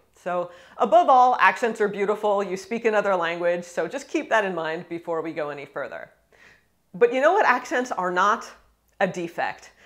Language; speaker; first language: English; native; English